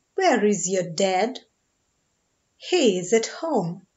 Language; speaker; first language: English; non-native, fluent; Ukrainian